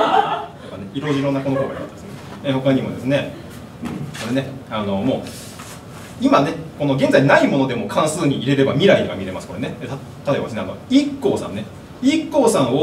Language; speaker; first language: Japanese; native; Japanese